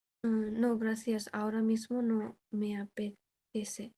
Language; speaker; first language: Spanish; non-native, learner; Bangla